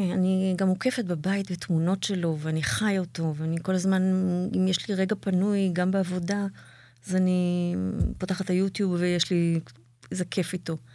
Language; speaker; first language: Hebrew; native; Hebrew